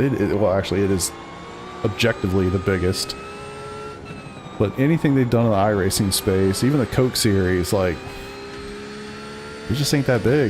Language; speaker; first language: English; native; English